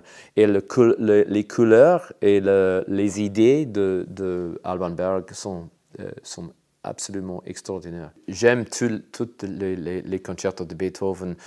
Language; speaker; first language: French; non-native, learner; English